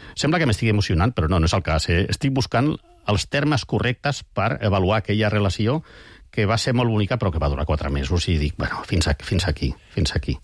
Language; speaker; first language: Catalan; non-native, local second language; Spanish